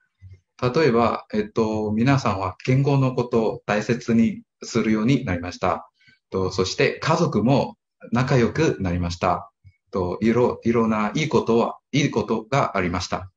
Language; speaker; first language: Japanese; non-native, learner; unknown